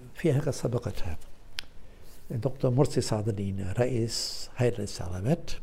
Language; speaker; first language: Arabic; non-native, fluent; German